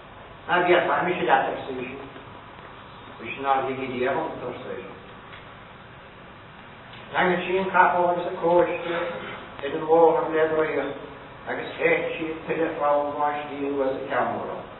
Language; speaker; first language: Irish; native; Irish